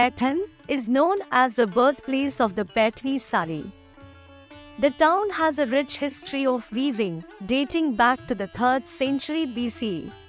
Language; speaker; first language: English; non-native, local second language; Marathi